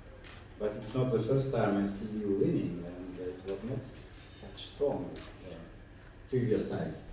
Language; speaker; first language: English; non-native, fluent; French